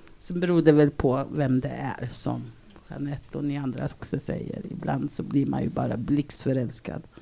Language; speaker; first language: Swedish; early bilingual, other home language; Spanish